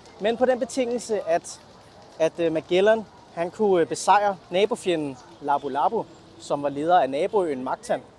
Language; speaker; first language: Danish; native; Danish